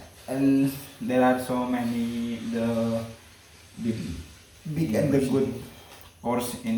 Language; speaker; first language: English; non-native, learner; Indonesian